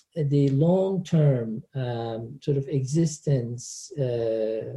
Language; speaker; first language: English; non-native, fluent; Turkish